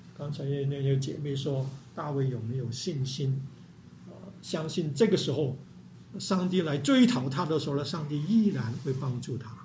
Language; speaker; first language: Chinese; non-native, local second language; Cantonese